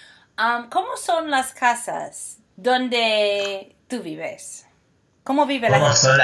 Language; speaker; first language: Spanish; non-native, fluent; English